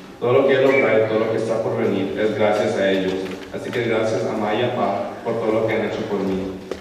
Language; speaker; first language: Spanish; early bilingual, heritage; Spanish